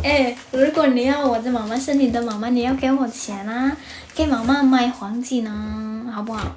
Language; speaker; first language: Chinese; non-native, learner; Indonesian